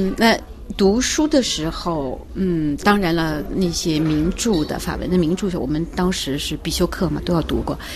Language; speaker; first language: Chinese; native; Chinese